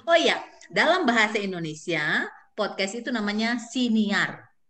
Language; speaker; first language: Indonesian; native; Indonesian